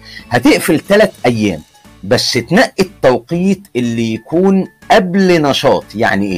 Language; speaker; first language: Arabic; native; Arabic